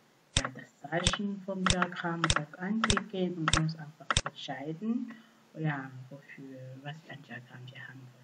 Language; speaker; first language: German; non-native, fluent; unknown